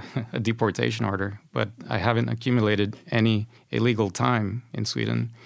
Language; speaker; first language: English; non-native, fluent; Spanish